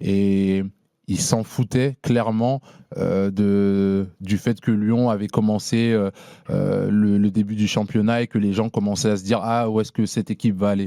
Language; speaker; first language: French; native; French